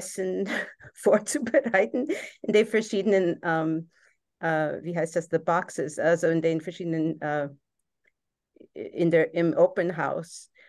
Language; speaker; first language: German; non-native, fluent; English